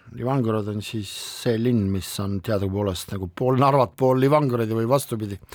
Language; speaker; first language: Estonian; non-native, local second language; Russian